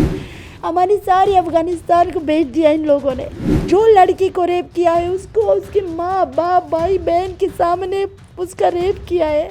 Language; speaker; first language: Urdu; non-native, learner; Persian